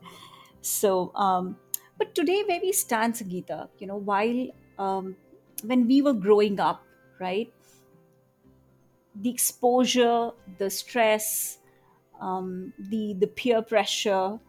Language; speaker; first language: English; non-native, local second language; Bangla